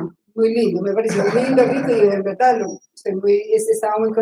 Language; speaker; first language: Spanish; native; Spanish